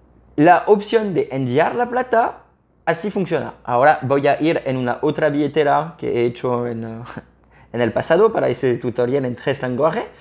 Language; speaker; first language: Spanish; non-native, fluent; French